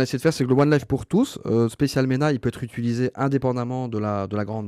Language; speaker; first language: French; native; French